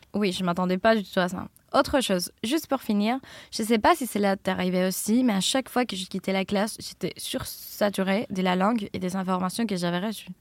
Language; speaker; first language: French; non-native, fluent; Spanish